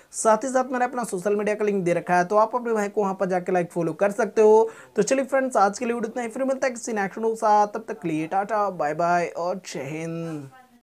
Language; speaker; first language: Hindi; native; Hindi